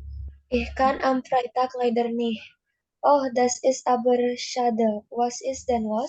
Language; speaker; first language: German; non-native, learner; Indonesian